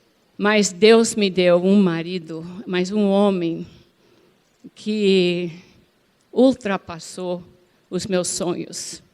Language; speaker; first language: Portuguese; non-native, fluent; English